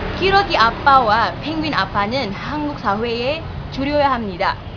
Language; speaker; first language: Korean; non-native, learner; Indonesian